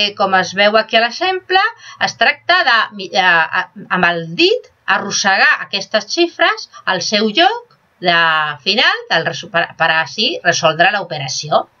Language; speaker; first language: Catalan; non-native, local second language; Spanish